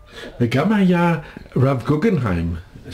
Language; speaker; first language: Hebrew; non-native, learner; English